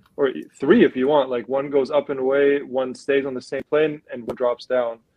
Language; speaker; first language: English; non-native, fluent; German